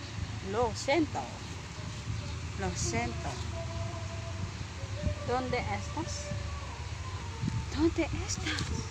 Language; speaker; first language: Spanish; non-native, learner; Filipino